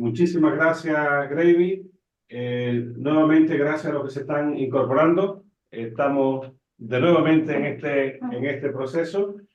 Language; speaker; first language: Spanish; native; Spanish